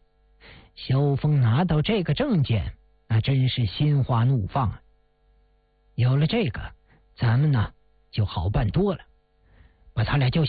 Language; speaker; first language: Chinese; native; Chinese